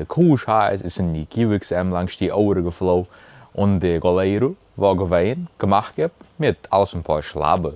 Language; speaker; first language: German; early bilingual, heritage; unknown